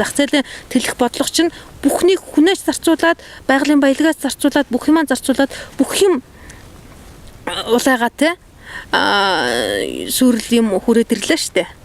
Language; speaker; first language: Mongolian; native; Mongolian